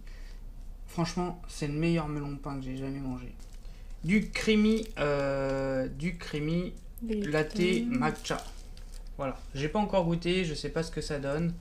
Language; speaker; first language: French; native; French